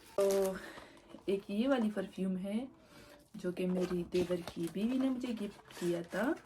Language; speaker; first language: Urdu; non-native, local second language; Pashto